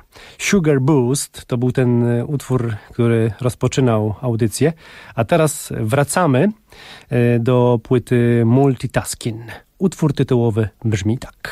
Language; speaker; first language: Polish; native; Polish